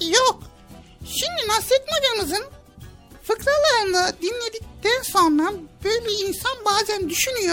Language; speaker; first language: Turkish; native; Turkish